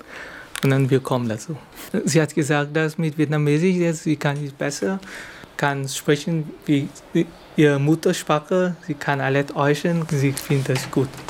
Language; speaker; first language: German; non-native, learner; Vietnamese